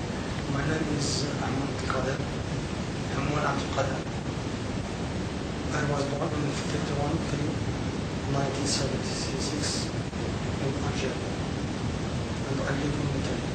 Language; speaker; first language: English; non-native, learner; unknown